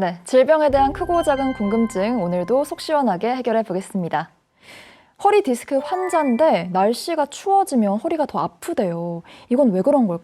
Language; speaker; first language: Korean; native; Korean